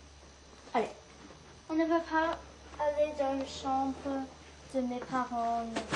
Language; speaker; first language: French; early bilingual, heritage; English